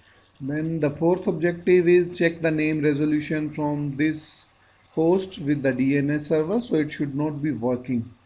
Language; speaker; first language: English; non-native, local second language; Hindi